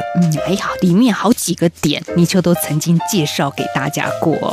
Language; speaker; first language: Chinese; native; Chinese